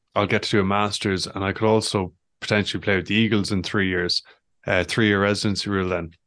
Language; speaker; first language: English; native; English